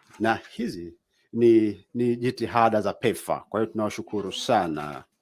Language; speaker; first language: Swahili; native; Swahili